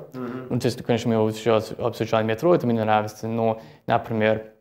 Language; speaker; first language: Russian; non-native, fluent; English